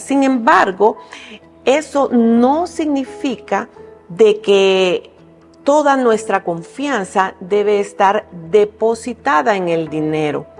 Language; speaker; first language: Spanish; native; Spanish